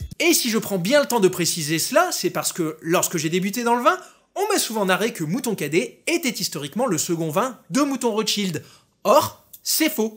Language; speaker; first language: French; native; French